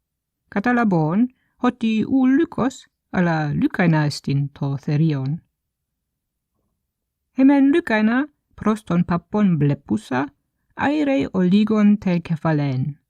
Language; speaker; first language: Greek; non-native, fluent; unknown